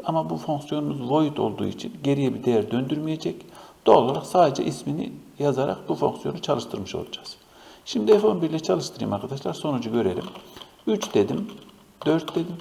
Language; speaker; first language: Turkish; native; Turkish